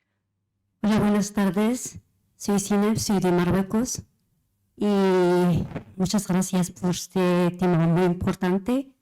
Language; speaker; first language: Spanish; non-native, fluent; Arabic